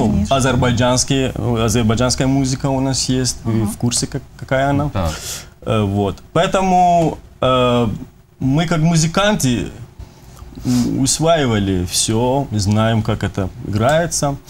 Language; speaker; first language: Russian; non-native, fluent; Persian